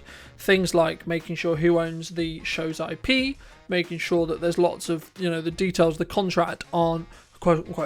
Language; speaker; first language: English; native; English